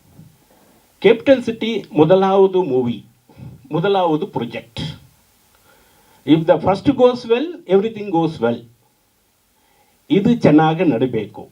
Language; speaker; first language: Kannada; non-native, fluent; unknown